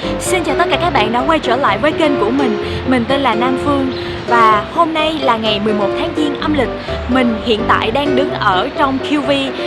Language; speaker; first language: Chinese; non-native, fluent; Vietnamese